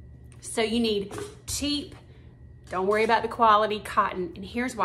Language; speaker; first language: English; native; English